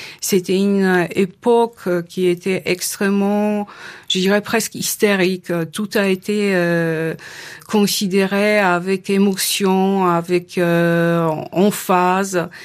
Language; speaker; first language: French; non-native, fluent; Polish